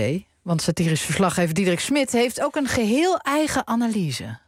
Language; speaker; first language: Dutch; native; Dutch